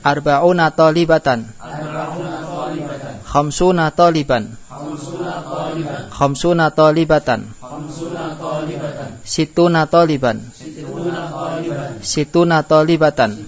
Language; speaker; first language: Arabic; non-native, fluent; Indonesian